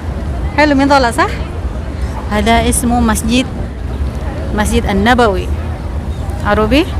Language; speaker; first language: Arabic; non-native, local second language; Indonesian